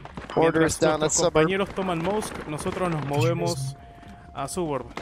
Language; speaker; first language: Spanish; native; Spanish